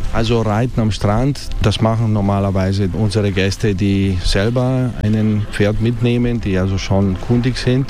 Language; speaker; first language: German; non-native, fluent; Italian